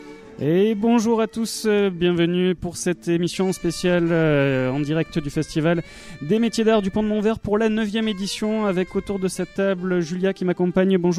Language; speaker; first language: French; native; French